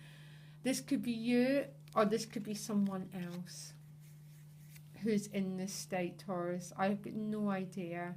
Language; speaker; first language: English; native; English